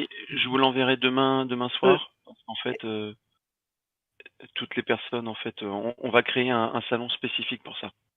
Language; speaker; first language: French; native; French